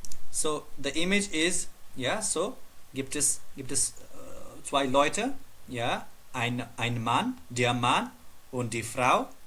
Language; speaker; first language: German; non-native, learner; Nepali